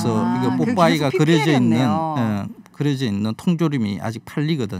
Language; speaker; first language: Korean; native; Korean